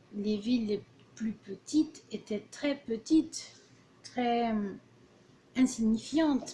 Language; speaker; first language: French; early bilingual, other home language; Portuguese